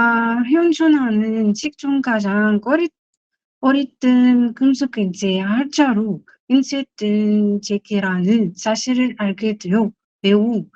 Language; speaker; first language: Korean; non-native, learner; Arabic